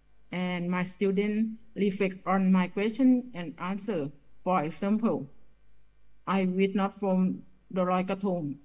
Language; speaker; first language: English; non-native, learner; Thai